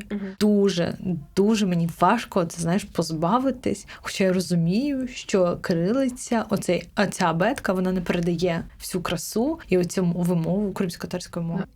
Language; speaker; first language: Ukrainian; non-native, local second language; Crimean Tatar